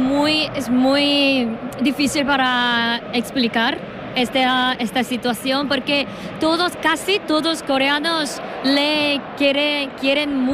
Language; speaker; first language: Spanish; non-native, learner; Korean